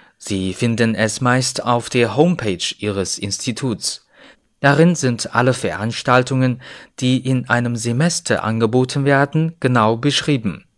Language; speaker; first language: German; non-native, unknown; Chinese